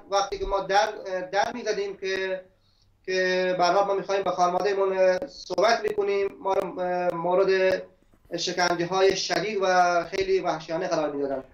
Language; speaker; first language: Persian; non-native, local second language; Baluchi